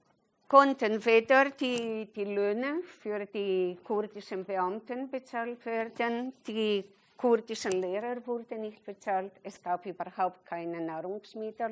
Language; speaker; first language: German; non-native, fluent; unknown